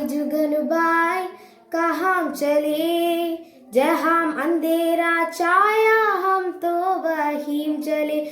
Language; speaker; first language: Hindi; non-native, local second language; Malayalam